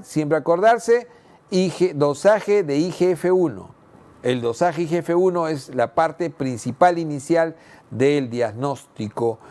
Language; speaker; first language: Spanish; native; Spanish